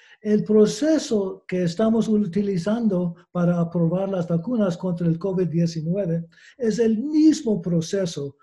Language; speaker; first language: Spanish; non-native, learner; English